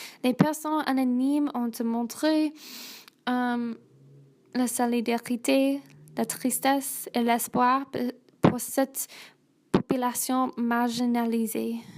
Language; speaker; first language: French; non-native, learner; English